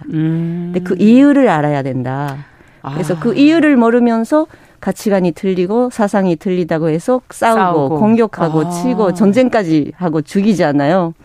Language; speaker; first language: Korean; non-native, fluent; Japanese